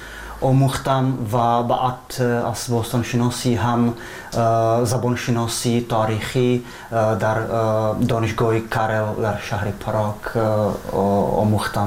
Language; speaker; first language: Persian; non-native, fluent; Czech